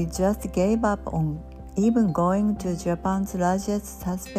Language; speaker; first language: English; non-native, fluent; Japanese